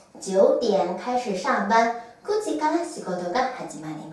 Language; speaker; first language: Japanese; non-native, fluent; Chinese